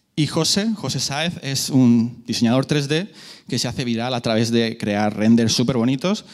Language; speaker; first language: Spanish; native; Spanish